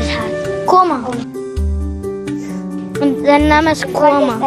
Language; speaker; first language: German; early bilingual, heritage; German